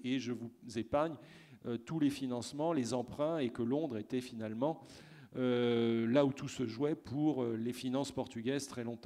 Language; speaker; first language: French; native; French